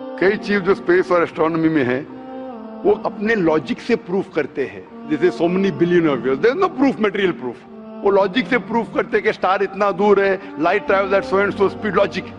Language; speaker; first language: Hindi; non-native, local second language; Konkani